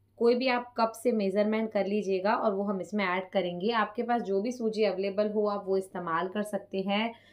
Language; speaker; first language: Hindi; non-native, local second language; Punjabi